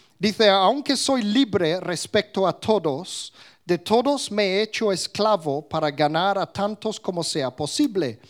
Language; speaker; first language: Spanish; non-native, fluent; English